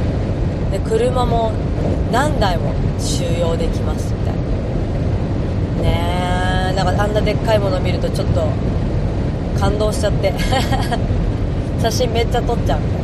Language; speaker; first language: Japanese; native; Japanese